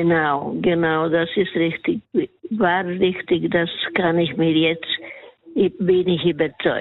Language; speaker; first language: German; non-native, fluent; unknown